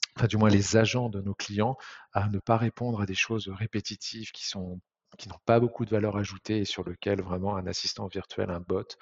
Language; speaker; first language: French; native; French